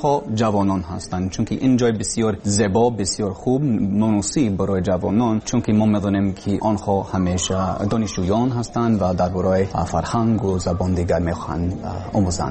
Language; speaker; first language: Persian; non-native, learner; English